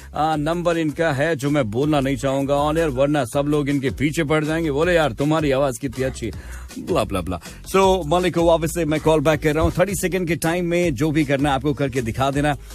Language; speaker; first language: Hindi; native; Hindi